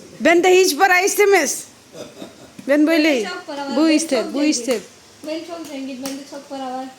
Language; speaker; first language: Turkish; non-native, learner; Gujarati